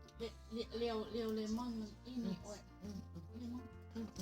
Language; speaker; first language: Japanese; non-native, learner; Thai